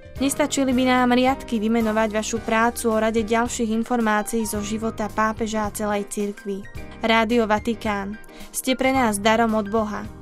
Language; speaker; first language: Slovak; native; Slovak